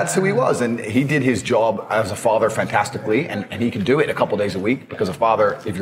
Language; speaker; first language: English; native; English